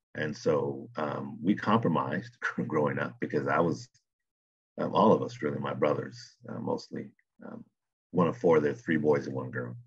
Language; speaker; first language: English; native; English